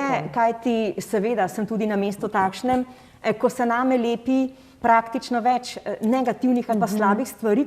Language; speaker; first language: Slovenian; native; Slovenian